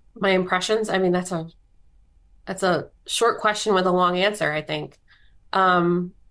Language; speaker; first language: English; native; English